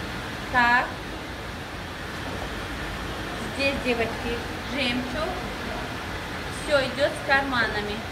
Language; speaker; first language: Russian; non-native, local second language; Tajik